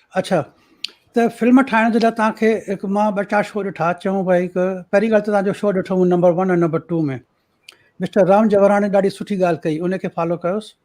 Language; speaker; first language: Sindhi; early bilingual, heritage; Sindhi